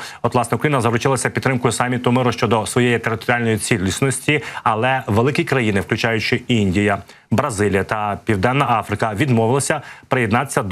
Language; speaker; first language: Ukrainian; native; Ukrainian